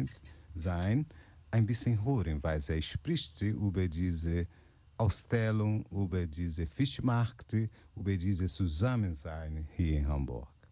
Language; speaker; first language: German; non-native, learner; Portuguese